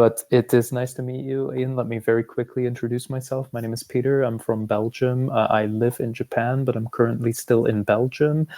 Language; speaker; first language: English; non-native, fluent; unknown